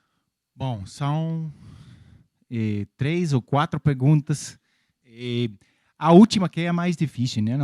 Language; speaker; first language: Portuguese; non-native, fluent; English